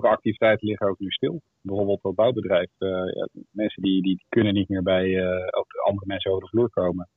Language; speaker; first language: Dutch; native; Dutch